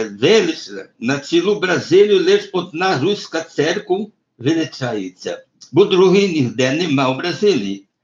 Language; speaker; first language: Ukrainian; early bilingual, heritage; Ukrainian